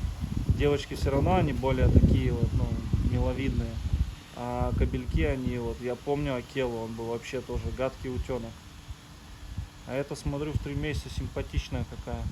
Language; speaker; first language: Russian; native; Russian